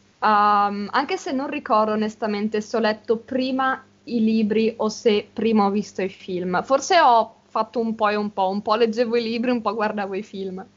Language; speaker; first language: Italian; native; Italian